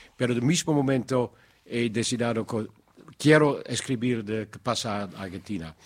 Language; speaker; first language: Spanish; non-native, fluent; Dutch